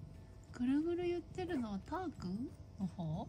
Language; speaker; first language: Japanese; native; Japanese